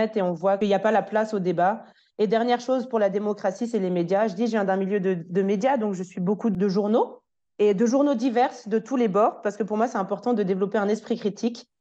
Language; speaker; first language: French; native; French